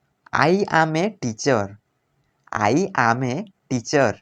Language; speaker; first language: English; non-native, local second language; Odia